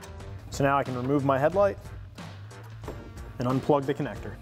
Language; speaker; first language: English; native; English